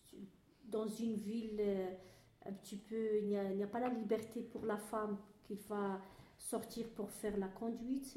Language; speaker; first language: French; non-native, learner; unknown